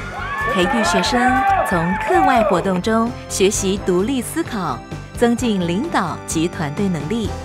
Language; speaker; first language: Chinese; native; Chinese